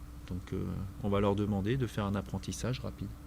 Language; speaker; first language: French; native; French